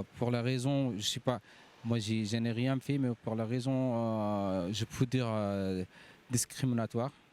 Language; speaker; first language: French; non-native, fluent; Arabic